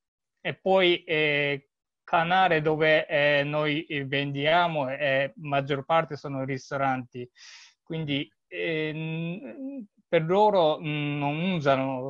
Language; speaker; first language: Italian; non-native, learner; Japanese